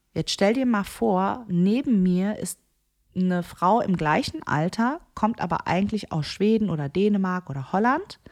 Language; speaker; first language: German; early bilingual, other home language; Korean